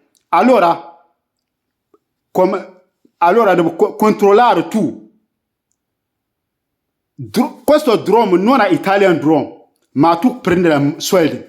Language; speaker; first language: Italian; non-native, learner; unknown